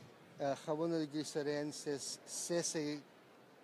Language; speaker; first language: Spanish; non-native, learner; English